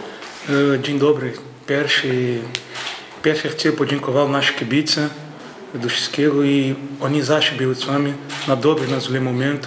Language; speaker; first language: Polish; non-native, learner; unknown